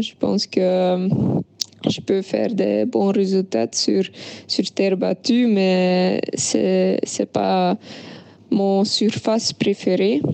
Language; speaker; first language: French; non-native, local second language; Dutch